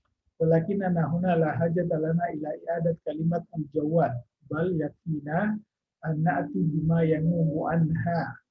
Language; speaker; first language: Arabic; non-native, fluent; Indonesian